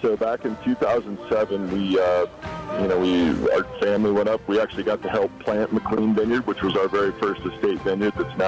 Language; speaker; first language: English; native; English